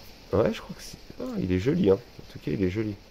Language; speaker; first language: French; native; French